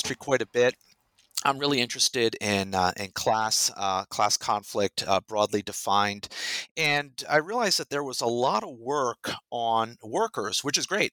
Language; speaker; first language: English; native; English